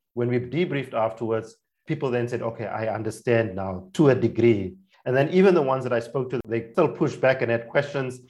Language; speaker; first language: English; non-native, local second language; Afrikaans